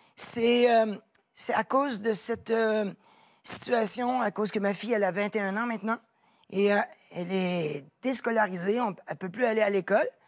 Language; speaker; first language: French; native; French